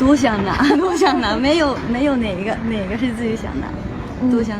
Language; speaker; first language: Chinese; non-native, fluent; Japanese